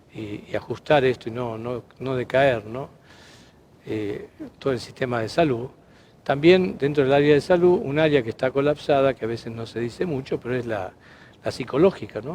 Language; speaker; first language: Spanish; native; Spanish